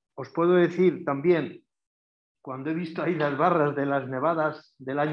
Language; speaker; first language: Spanish; native; Spanish